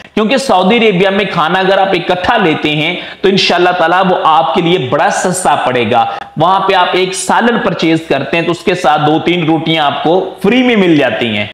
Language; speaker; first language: Urdu; non-native, local second language; Punjabi